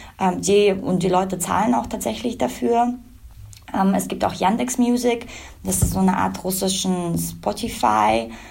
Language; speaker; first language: German; early bilingual, other home language; Russian